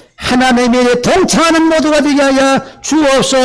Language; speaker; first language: Korean; native; Korean